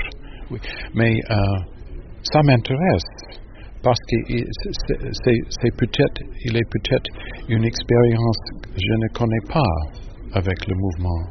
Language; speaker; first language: French; non-native, learner; English